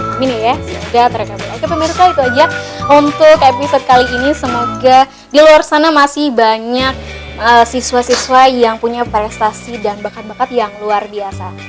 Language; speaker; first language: Indonesian; native; Indonesian